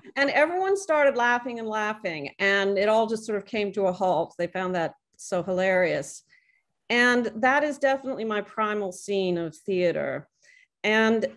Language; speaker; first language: English; native; English